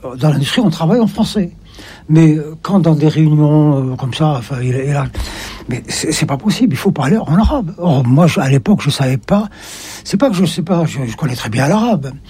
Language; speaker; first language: French; non-native, local second language; Arabic